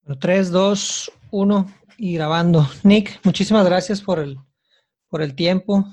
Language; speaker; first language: Spanish; native; Spanish